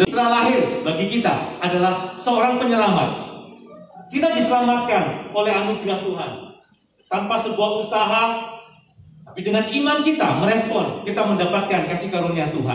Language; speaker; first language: Indonesian; native; Indonesian